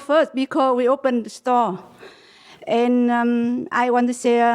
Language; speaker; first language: English; non-native, learner; Vietnamese